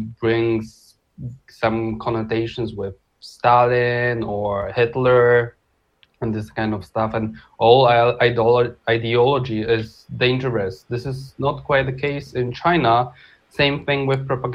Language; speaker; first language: English; non-native, fluent; Polish